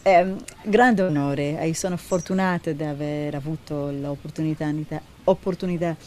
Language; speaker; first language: Italian; non-native, learner; Hebrew